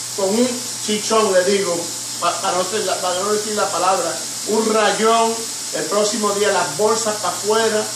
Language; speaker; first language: Spanish; early bilingual, heritage; Spanish